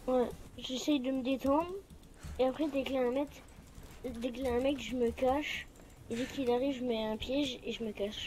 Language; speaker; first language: French; native; French